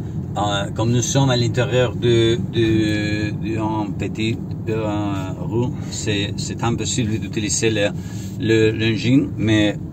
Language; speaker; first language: French; non-native, learner; Spanish